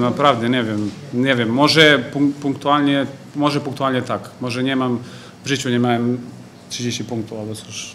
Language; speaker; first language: Polish; non-native, fluent; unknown